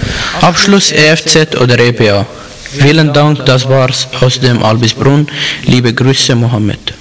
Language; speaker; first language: German; non-native, learner; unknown